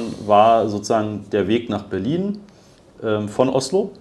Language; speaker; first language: German; native; German